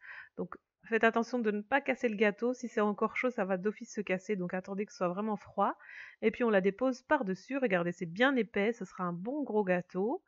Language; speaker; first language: French; native; French